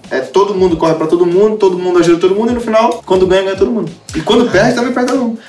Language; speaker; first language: Portuguese; native; Portuguese